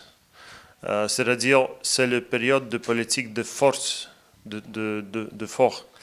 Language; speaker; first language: French; non-native, fluent; Latvian